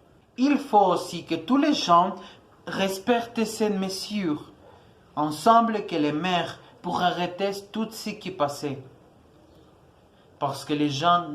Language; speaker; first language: French; non-native, learner; Spanish